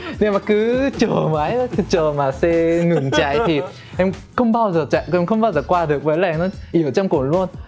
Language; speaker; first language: Vietnamese; non-native, fluent; Korean